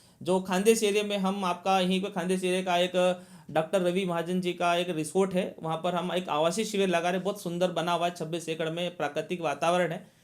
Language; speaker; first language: Hindi; native; Hindi